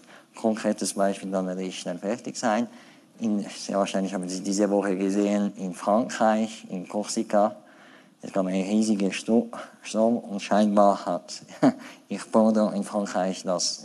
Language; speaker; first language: German; non-native, fluent; French